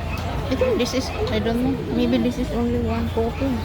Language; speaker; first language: English; non-native, learner; Filipino